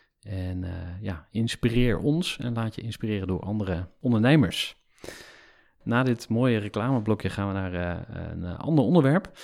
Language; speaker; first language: Dutch; native; Dutch